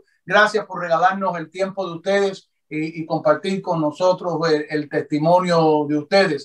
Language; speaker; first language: Spanish; native; Spanish